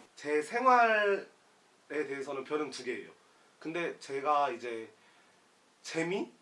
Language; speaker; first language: Korean; native; Korean